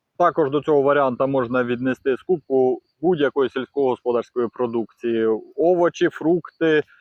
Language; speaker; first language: Ukrainian; native; Ukrainian